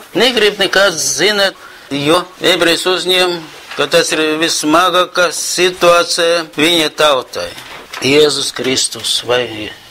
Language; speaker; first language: Latvian; non-native, local second language; Russian